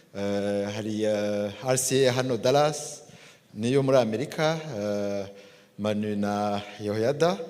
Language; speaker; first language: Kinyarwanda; native; Kinyarwanda